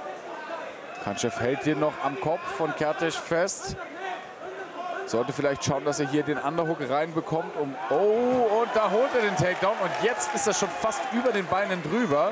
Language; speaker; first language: German; native; German